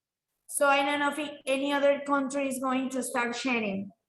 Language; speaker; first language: English; non-native, fluent; Spanish